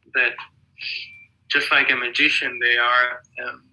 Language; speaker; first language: English; non-native, fluent; Hebrew